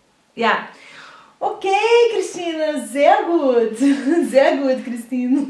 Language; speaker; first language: German; non-native, fluent; Portuguese